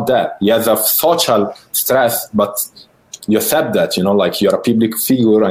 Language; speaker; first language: English; non-native, fluent; Italian